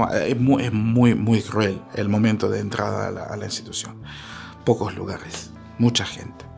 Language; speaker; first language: Spanish; non-native, fluent; Russian